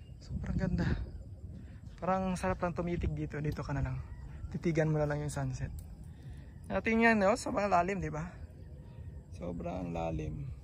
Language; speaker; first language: Filipino; non-native, local second language; Cebuano